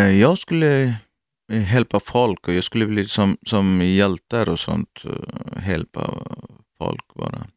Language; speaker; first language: Swedish; non-native, learner; Arabic